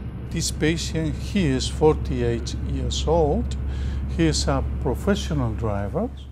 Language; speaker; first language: English; non-native, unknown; Spanish